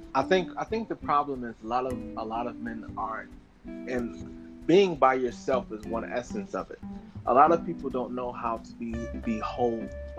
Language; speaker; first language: English; native; English